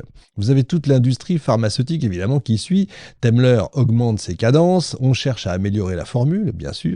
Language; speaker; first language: French; native; French